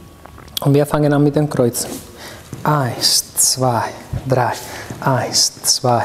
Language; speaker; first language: German; non-native, fluent; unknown